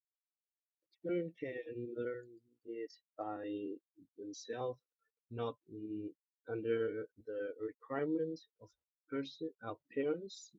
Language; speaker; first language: English; non-native, learner; Vietnamese